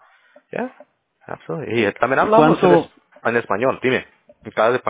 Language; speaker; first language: Spanish; early bilingual, heritage; English